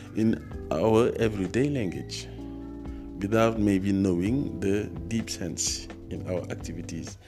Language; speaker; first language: English; non-native, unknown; Wolof